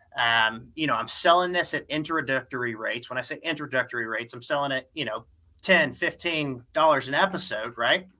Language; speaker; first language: English; native; English